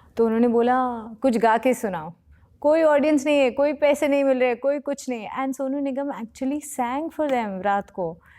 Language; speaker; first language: Hindi; native; Hindi